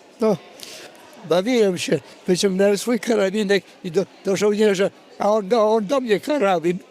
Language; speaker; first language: Polish; native; Polish